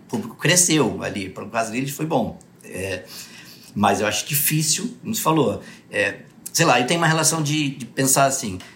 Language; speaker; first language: Portuguese; early bilingual, other home language; English